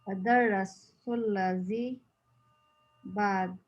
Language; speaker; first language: Arabic; non-native, learner; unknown